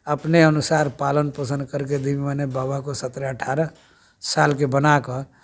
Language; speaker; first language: Hindi; native; Hindi